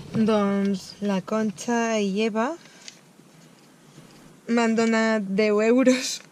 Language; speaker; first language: Catalan; non-native, local second language; Spanish